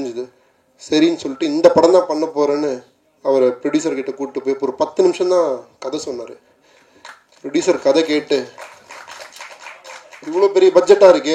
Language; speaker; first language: Tamil; native; Tamil